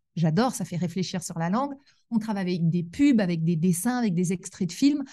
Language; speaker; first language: French; native; French